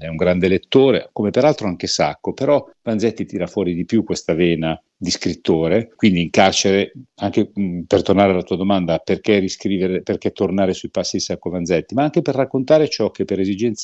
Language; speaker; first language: Italian; native; Italian